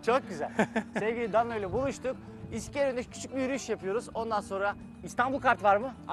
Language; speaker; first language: Turkish; native; Turkish